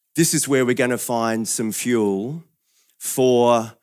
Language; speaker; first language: English; native; English